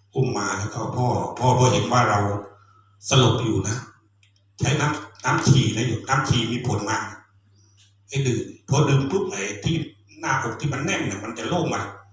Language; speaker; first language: Thai; non-native, local second language; Khmer